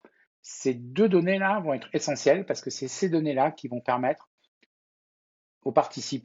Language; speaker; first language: French; native; French